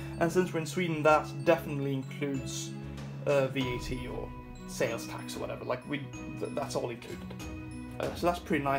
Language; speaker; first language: English; non-native, fluent; Swedish